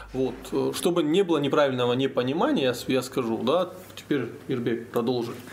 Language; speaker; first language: Russian; native; Russian